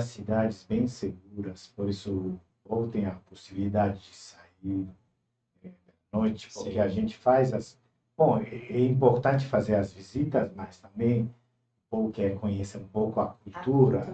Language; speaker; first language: Portuguese; non-native, fluent; Turkish